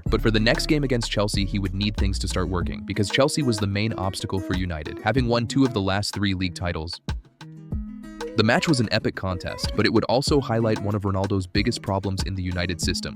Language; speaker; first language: English; native; English